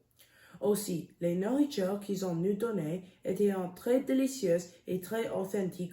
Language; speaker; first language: French; non-native, learner; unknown